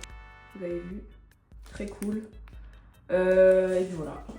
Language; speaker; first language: French; native; French